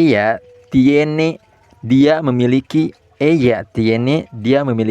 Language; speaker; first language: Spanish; non-native, fluent; Indonesian